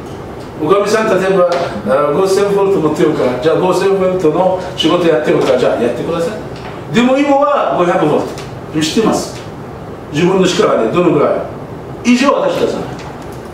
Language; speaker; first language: Japanese; non-native, learner; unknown